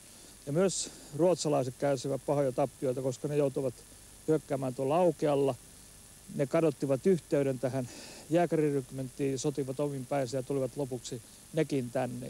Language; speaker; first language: Finnish; native; Finnish